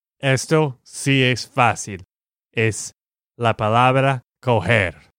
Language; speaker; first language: Spanish; non-native, learner; English